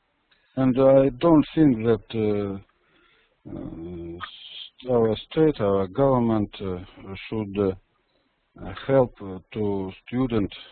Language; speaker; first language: English; non-native, learner; Russian